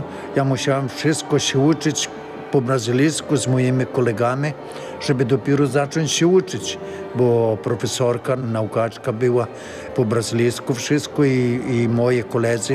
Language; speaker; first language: Polish; early bilingual, heritage; Polish